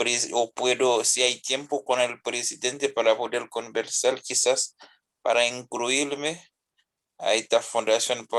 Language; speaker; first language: Spanish; non-native, fluent; Haitian Creole